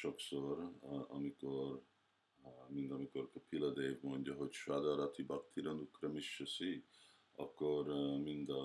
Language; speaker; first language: Hungarian; early bilingual, heritage; Hungarian